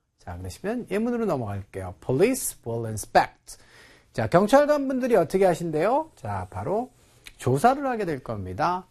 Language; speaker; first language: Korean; native; Korean